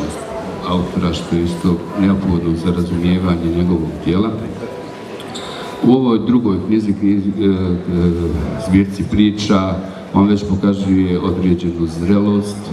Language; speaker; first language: Bosnian; native; Bosnian